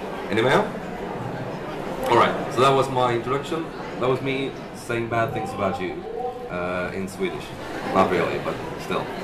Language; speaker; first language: English; non-native, fluent; Swedish